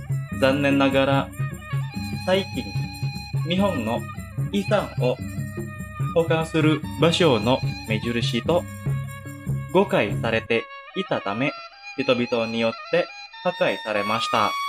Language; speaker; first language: Japanese; non-native, fluent; Indonesian